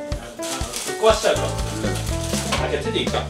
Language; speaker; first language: Japanese; native; Japanese